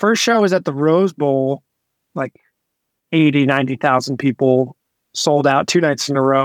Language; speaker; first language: English; native; English